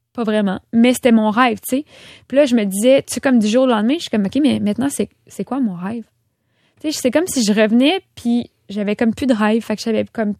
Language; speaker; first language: French; native; French